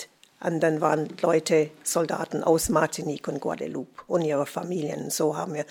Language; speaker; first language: German; non-native, fluent; English